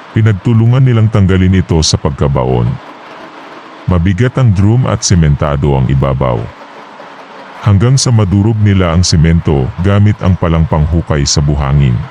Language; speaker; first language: Filipino; native; Filipino